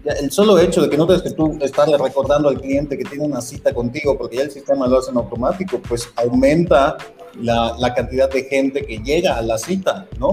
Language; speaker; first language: Spanish; native; Spanish